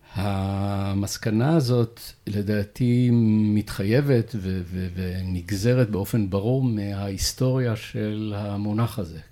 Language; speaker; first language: Hebrew; native; Hebrew